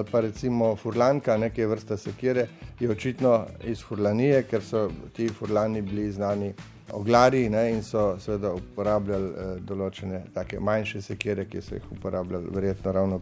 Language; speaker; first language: Slovenian; native; Slovenian